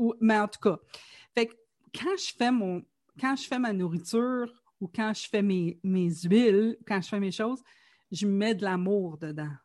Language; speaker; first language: French; native; French